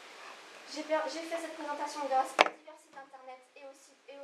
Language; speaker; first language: French; native; French